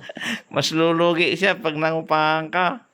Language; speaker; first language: Filipino; native; Filipino